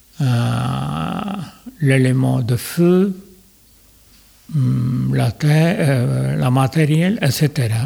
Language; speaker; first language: French; non-native, fluent; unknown